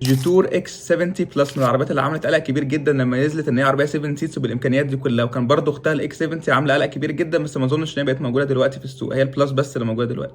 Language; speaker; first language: Arabic; native; Arabic